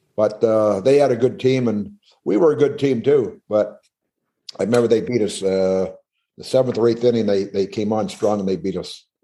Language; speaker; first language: English; native; English